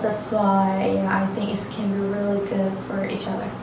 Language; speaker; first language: English; non-native, learner; Turkish